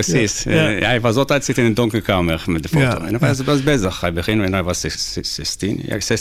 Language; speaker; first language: Dutch; non-native, learner; Hebrew